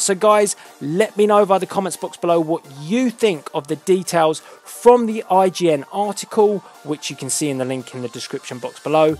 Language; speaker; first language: English; native; English